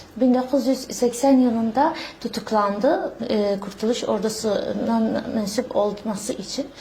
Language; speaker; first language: Turkish; early bilingual, heritage; Arabic